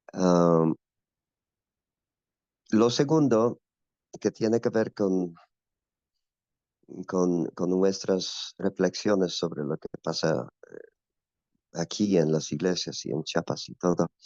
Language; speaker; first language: Spanish; non-native, fluent; Polish